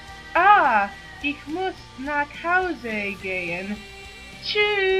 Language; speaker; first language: German; non-native, learner; English